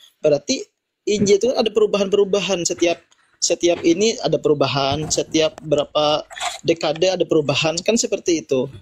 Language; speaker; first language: Indonesian; non-native, local second language; Banjar